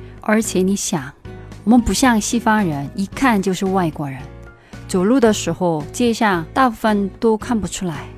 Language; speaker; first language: Chinese; non-native, fluent; Korean